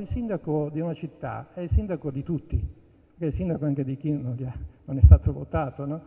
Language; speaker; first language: Italian; native; Italian